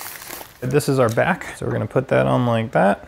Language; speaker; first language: English; native; English